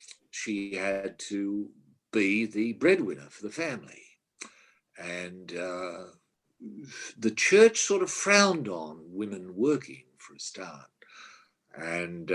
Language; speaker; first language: English; native; English